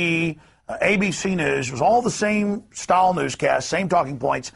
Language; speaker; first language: English; native; English